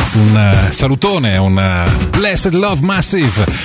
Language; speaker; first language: Italian; native; Italian